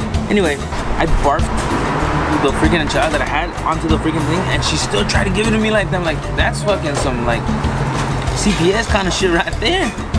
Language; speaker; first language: English; early bilingual, other home language; Spanish